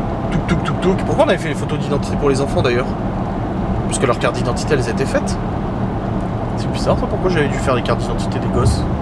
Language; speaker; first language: French; native; French